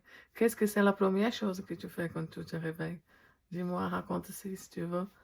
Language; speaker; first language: French; non-native, fluent; Portuguese